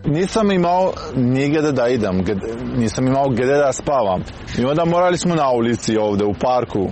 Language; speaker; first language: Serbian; non-native, learner; Persian